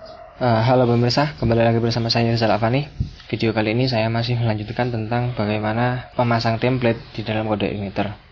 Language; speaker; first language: Indonesian; native; Indonesian